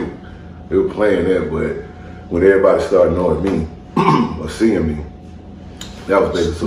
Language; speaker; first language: English; native; English